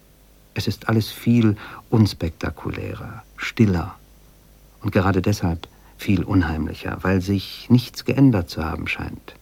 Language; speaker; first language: German; native; German